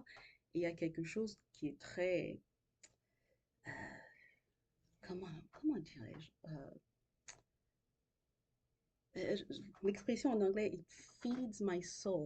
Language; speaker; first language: French; non-native, local second language; Haitian Creole